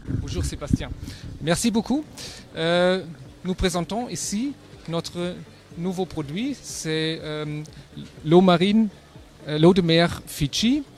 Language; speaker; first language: French; non-native, fluent; German